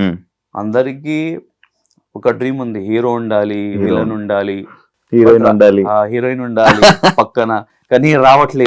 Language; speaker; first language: Telugu; non-native, learner; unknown